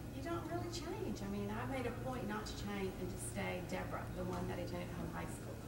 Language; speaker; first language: English; native; English